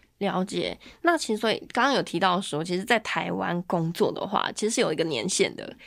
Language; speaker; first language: Chinese; native; Chinese